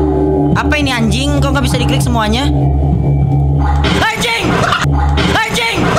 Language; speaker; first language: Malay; non-native, local second language; Sundanese